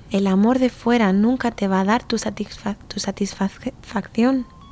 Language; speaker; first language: Spanish; native; Spanish